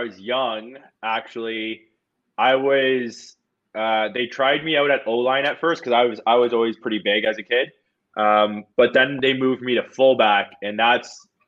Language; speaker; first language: English; native; English